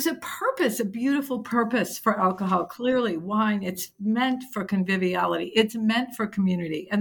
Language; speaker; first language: English; native; English